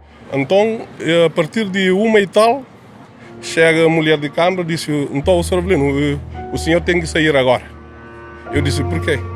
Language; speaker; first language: Portuguese; non-native, local second language; Kabuverdianu